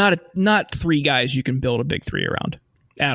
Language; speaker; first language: English; native; English